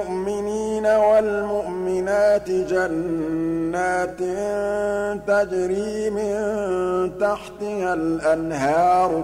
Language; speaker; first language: Arabic; native; Arabic